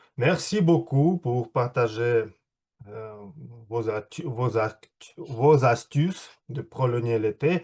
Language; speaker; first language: French; non-native, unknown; Russian